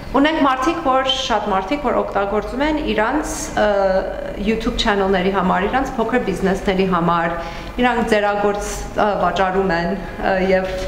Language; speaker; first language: Armenian; early bilingual, heritage; Armenian